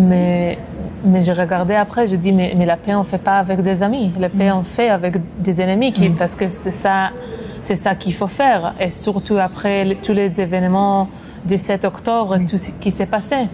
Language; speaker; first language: French; non-native, fluent; Hebrew